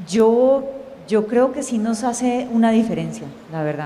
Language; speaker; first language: Spanish; native; Spanish